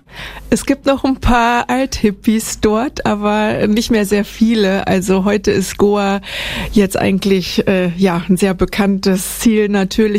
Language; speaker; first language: German; native; German